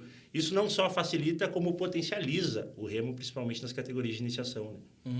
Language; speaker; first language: Portuguese; native; Portuguese